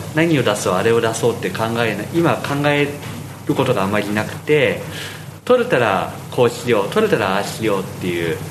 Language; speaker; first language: Japanese; native; Japanese